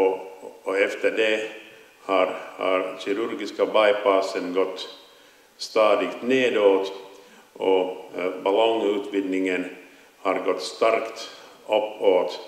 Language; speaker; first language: Swedish; non-native, local second language; Finnish